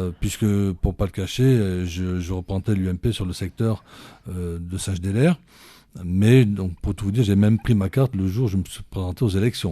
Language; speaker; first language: French; native; French